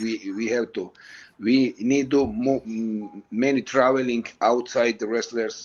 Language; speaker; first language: English; non-native, learner; Georgian